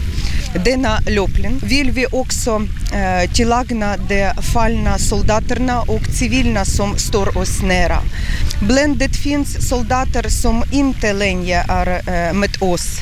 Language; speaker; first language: Swedish; non-native, learner; Ukrainian